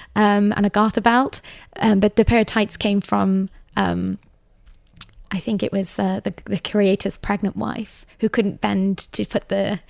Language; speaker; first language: English; native; English